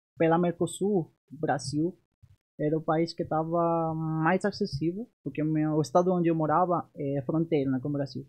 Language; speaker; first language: Portuguese; non-native, fluent; Spanish